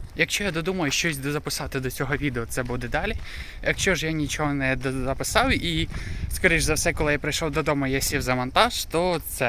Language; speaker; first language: Ukrainian; native; Ukrainian